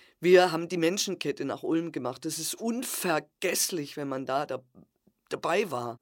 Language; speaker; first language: German; native; German